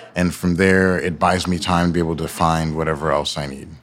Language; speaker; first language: English; early bilingual, other home language; Yoruba